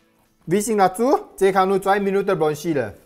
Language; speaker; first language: German; non-native, learner; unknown